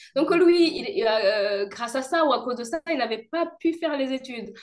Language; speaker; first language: French; non-native, local second language; Kinyarwanda